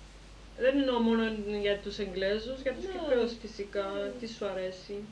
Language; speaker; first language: Greek; early bilingual, heritage; Greek